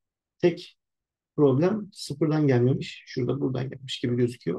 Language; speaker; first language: Turkish; native; Turkish